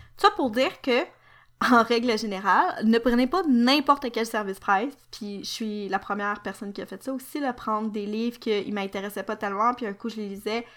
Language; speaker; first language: French; native; French